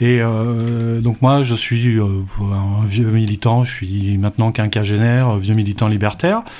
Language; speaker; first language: French; native; French